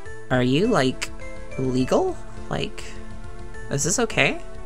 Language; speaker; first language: English; native; English